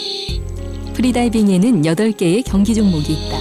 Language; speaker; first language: Korean; native; Korean